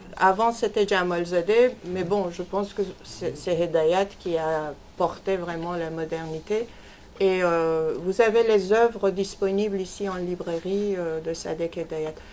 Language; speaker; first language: French; non-native, fluent; Persian